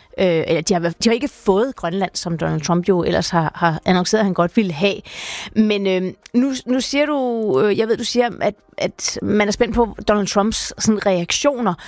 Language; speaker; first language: Danish; native; Danish